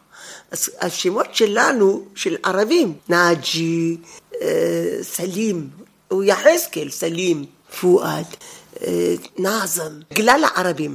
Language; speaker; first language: Hebrew; non-native, fluent; Arabic